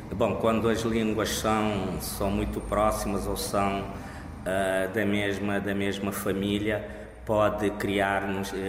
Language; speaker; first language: Portuguese; non-native, local second language; Kabuverdianu